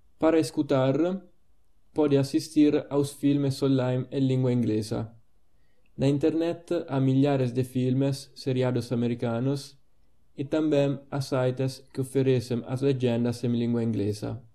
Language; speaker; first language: Portuguese; non-native, fluent; Italian